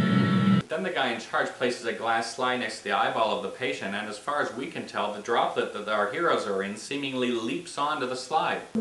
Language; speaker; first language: English; native; English